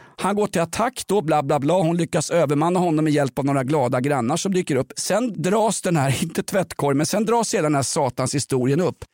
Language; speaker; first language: Swedish; native; Swedish